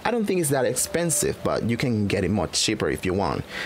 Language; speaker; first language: English; non-native, fluent; Spanish